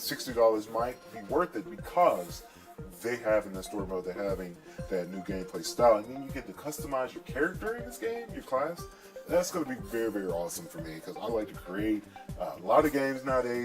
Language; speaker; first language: English; native; English